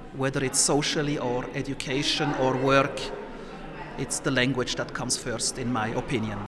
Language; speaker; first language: English; non-native, fluent; Somali